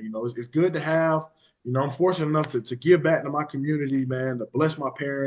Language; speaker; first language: English; native; English